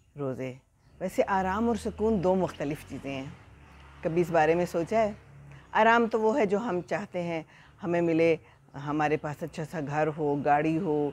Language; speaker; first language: Urdu; native; Urdu